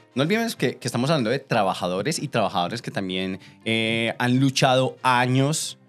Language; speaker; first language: Spanish; native; Spanish